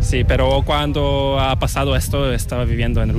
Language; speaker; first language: Spanish; non-native, fluent; Korean